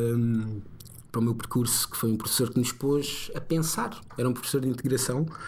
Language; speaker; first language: Portuguese; early bilingual, other home language; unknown